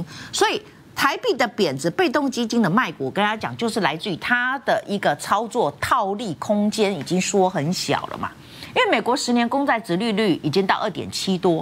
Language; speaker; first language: Chinese; native; Chinese